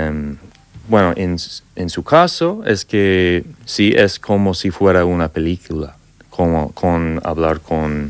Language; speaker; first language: Spanish; non-native, learner; English